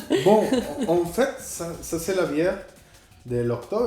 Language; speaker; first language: French; non-native, fluent; Spanish